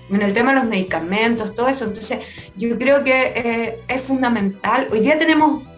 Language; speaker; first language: Spanish; native; Spanish